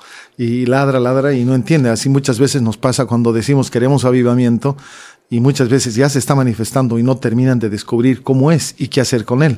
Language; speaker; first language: Spanish; native; Spanish